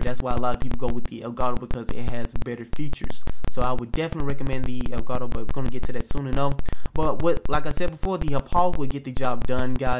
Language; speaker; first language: English; native; English